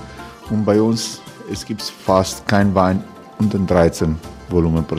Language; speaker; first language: German; non-native, learner; Croatian